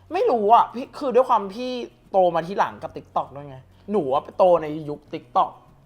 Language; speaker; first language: Thai; native; Thai